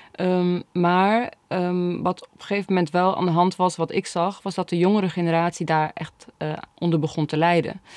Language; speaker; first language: Dutch; early bilingual, other home language; Bosnian